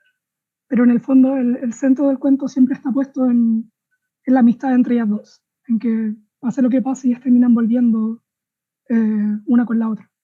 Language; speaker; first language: Spanish; native; Spanish